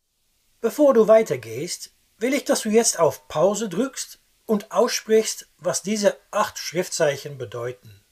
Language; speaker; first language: German; non-native, fluent; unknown